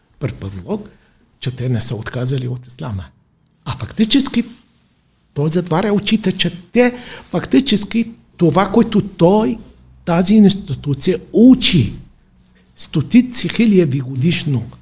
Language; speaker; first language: Bulgarian; non-native, fluent; Arabic